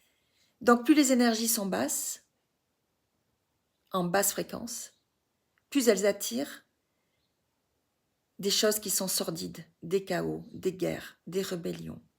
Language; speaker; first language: French; native; French